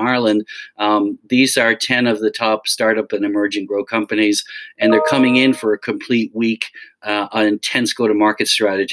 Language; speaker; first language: English; native; English